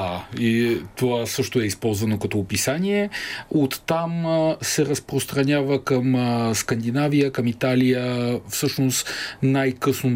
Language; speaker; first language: Bulgarian; native; Bulgarian